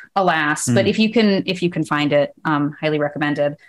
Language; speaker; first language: English; native; English